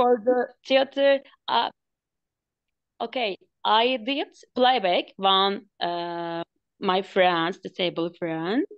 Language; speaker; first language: English; non-native, learner; Turkish